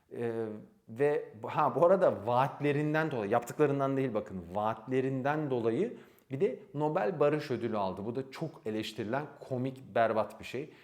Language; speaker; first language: Turkish; native; Turkish